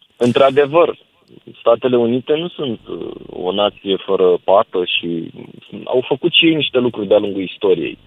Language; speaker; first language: Romanian; native; Romanian